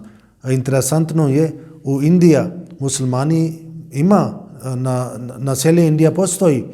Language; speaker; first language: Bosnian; non-native, learner; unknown